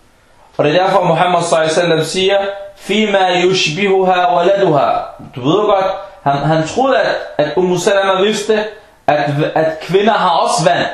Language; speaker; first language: Danish; non-native, fluent; Arabic